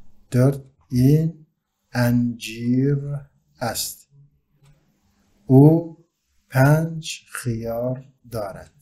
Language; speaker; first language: Persian; non-native, fluent; Turkish